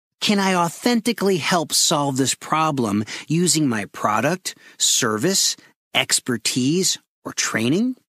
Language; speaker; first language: English; native; English